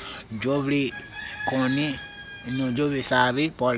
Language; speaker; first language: Spanish; non-native, learner; Haitian Creole